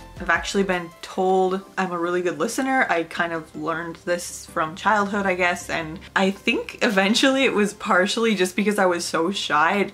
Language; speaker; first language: English; native; English